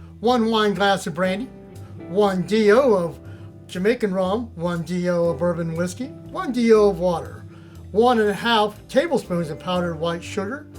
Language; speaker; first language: English; native; English